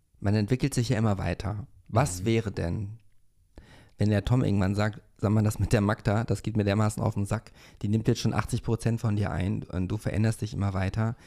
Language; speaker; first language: German; native; German